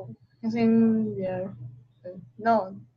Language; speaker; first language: English; non-native, learner; Chinese